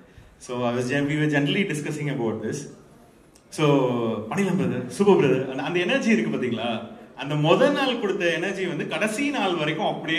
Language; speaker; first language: Tamil; native; Tamil